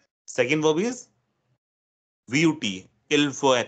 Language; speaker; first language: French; non-native, fluent; Hindi